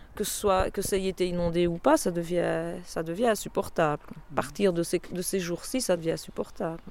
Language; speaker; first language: French; native; French